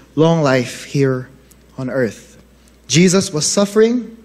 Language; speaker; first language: English; non-native, local second language; Filipino